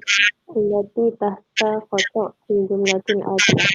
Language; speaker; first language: Arabic; non-native, learner; Malay